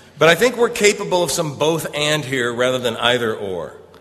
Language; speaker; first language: English; native; English